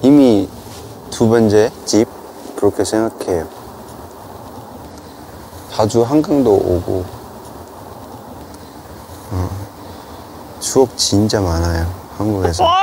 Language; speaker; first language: Korean; non-native, learner; Cantonese